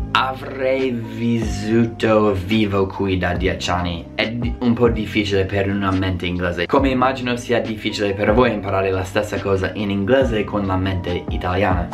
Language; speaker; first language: Italian; non-native, fluent; English